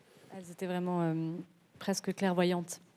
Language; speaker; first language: French; native; French